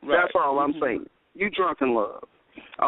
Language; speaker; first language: English; native; English